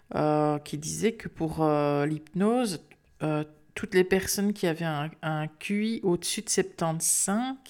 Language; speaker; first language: French; native; French